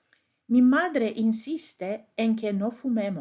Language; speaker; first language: Spanish; non-native, fluent; English